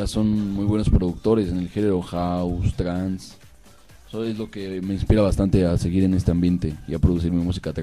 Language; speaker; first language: Spanish; native; Spanish